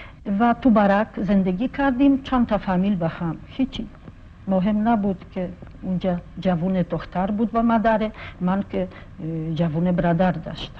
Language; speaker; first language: Persian; non-native, fluent; Polish